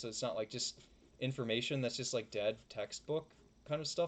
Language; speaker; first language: English; native; English